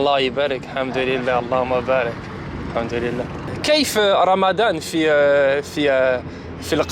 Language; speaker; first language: Arabic; non-native, learner; French